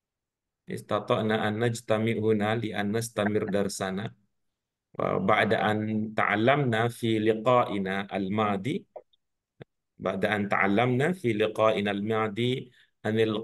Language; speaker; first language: Arabic; non-native, learner; Indonesian